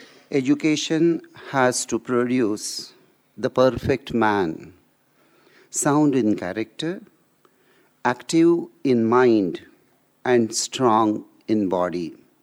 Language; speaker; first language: English; non-native, local second language; Marathi